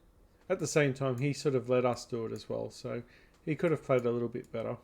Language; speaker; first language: English; native; English